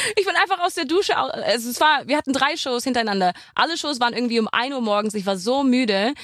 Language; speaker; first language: German; non-native, fluent; English